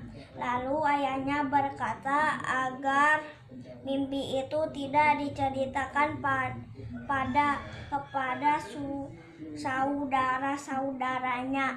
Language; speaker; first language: Indonesian; native; Indonesian